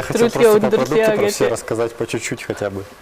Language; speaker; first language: Russian; native; Russian